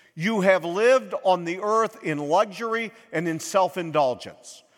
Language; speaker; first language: English; native; English